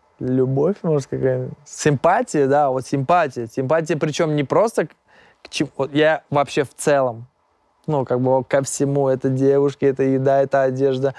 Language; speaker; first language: Russian; non-native, local second language; Tatar